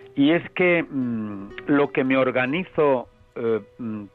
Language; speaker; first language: Spanish; native; Spanish